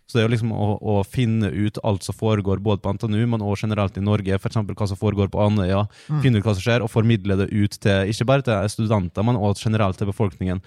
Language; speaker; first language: Norwegian; early bilingual, other home language; Russian